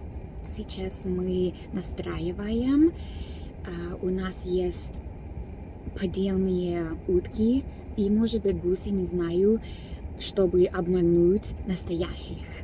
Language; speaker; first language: Russian; non-native, learner; English